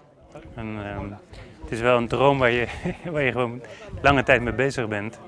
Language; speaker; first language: Dutch; native; Dutch